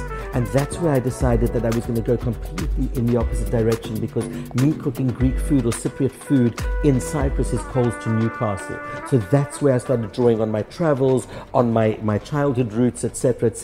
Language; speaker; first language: English; native; English